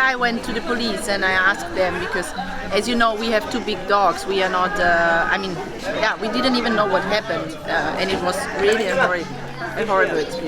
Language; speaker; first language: English; non-native, fluent; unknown